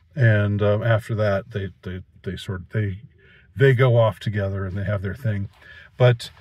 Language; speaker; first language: English; native; English